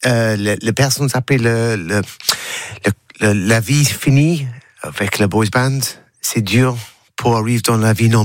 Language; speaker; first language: French; non-native, learner; English